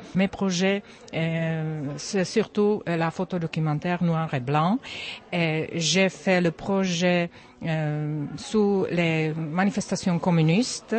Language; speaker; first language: French; non-native, fluent; Czech